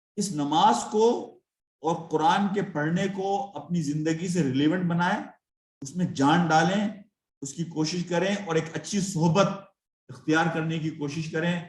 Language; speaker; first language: Urdu; native; Urdu